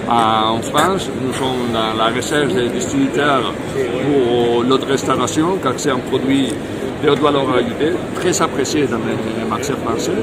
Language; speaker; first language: French; non-native, fluent; Spanish